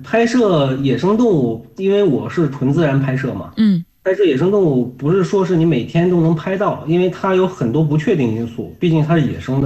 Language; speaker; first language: Chinese; native; Chinese